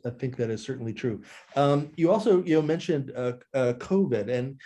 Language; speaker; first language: English; native; English